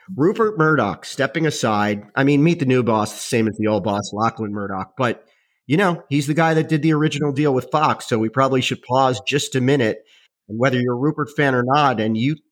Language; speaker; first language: English; native; English